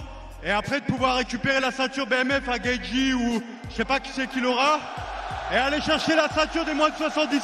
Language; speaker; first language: French; native; French